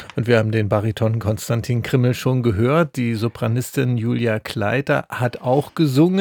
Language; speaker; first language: German; native; German